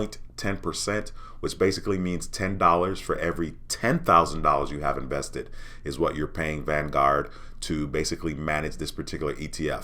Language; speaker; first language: English; native; English